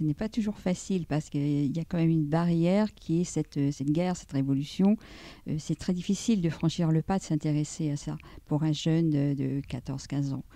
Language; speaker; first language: French; native; French